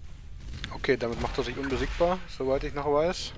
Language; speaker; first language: German; native; German